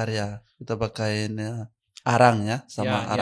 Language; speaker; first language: Indonesian; non-native, learner; Arabic